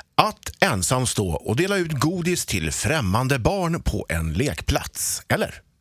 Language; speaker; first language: Swedish; native; Swedish